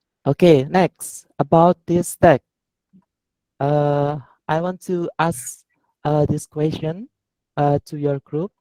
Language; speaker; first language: English; non-native, learner; Indonesian